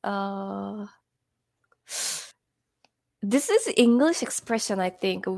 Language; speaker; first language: English; non-native, fluent; Korean